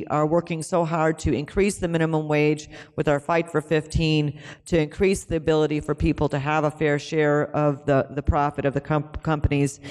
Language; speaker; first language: English; native; English